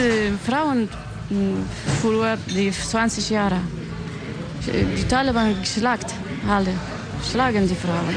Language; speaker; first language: German; non-native, learner; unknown